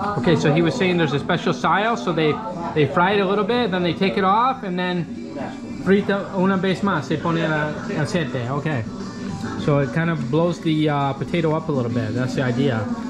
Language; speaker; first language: English; native; English